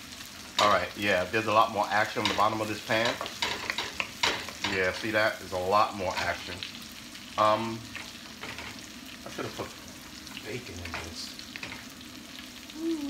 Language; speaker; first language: English; native; English